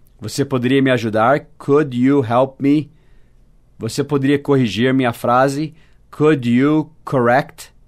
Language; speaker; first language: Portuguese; non-native, fluent; English